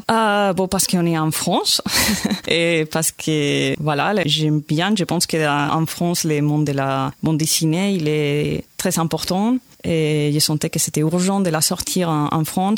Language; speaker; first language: French; non-native, fluent; Spanish